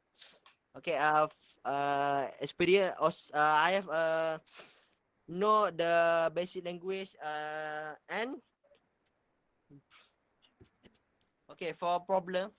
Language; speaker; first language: English; non-native, local second language; Malay